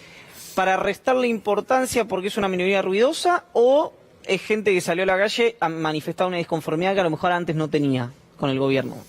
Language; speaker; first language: Spanish; native; Spanish